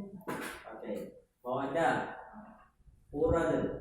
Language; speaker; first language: English; non-native, learner; Indonesian